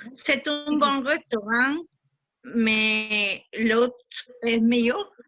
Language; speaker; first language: French; non-native, learner; Spanish